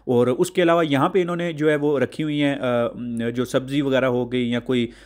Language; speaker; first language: Urdu; native; Urdu